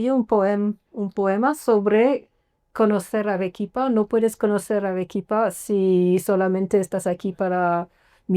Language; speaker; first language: Spanish; non-native, fluent; English